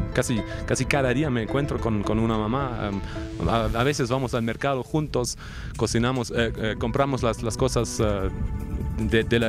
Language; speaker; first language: Spanish; non-native, fluent; German